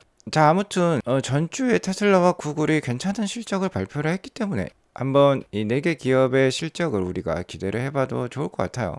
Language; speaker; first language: Korean; native; Korean